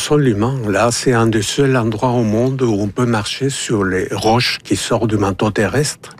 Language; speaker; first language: French; non-native, fluent; Spanish